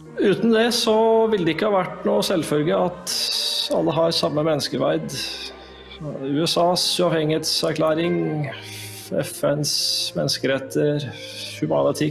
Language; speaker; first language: Norwegian; native; Norwegian